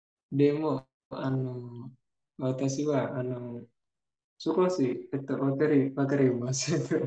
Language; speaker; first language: Japanese; non-native, learner; Javanese